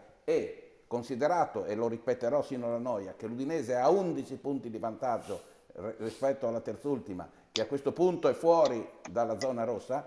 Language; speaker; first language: Italian; native; Italian